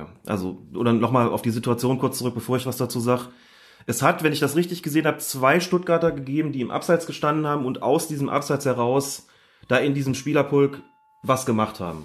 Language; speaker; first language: German; native; German